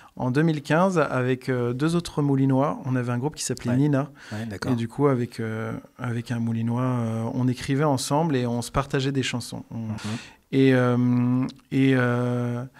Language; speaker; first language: French; native; French